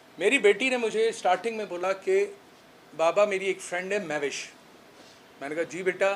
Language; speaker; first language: Urdu; non-native, local second language; Sindhi